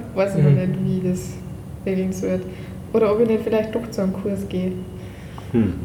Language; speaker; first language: German; native; German